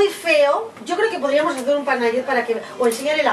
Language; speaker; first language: Spanish; native; Spanish